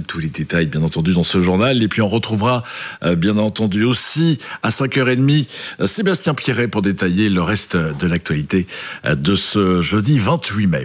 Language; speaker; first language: French; native; French